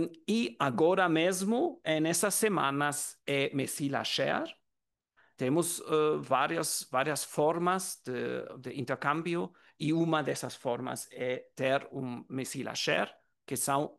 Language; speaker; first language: Portuguese; non-native, learner; German